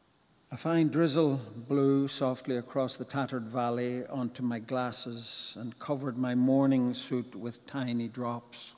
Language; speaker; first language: English; native; English